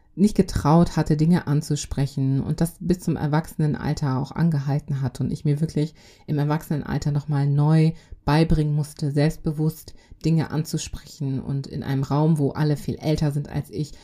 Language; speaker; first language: German; native; German